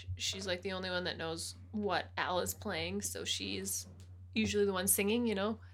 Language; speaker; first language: English; native; English